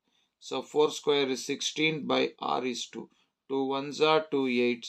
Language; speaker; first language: English; non-native, local second language; Kannada